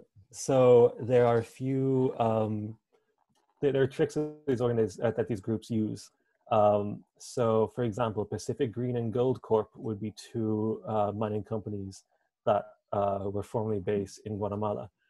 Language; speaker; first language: English; native; English